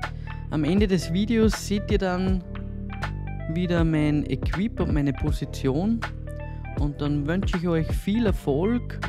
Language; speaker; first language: German; native; German